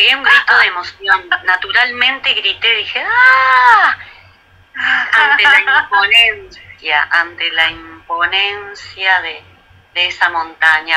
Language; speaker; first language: Spanish; native; Spanish